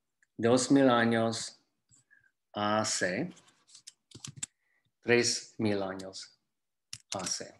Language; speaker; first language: Spanish; non-native, fluent; English